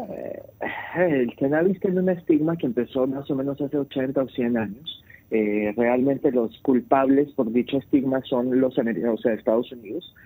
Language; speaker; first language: Spanish; early bilingual, heritage; Spanish